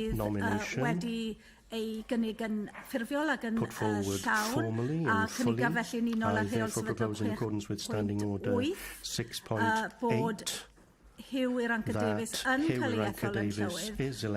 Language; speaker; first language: Welsh; native; Welsh